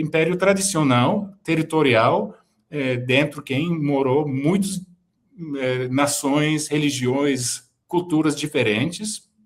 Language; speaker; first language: Portuguese; non-native, fluent; Turkish